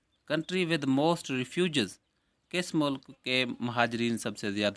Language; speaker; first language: Urdu; native; Urdu